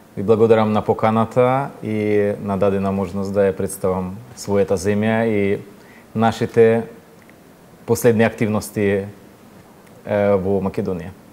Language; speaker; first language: Macedonian; non-native, fluent; Ukrainian